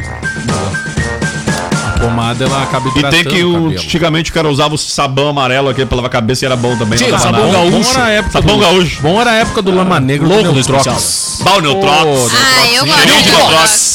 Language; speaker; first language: Portuguese; native; Portuguese